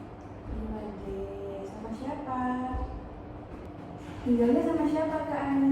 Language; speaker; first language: Indonesian; native; Indonesian